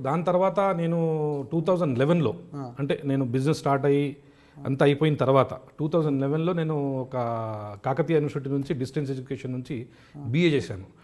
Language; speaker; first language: Telugu; non-native, local second language; Urdu